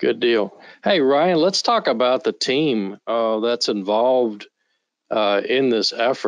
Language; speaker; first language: English; native; English